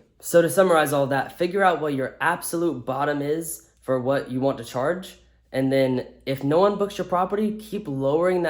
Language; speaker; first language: English; native; English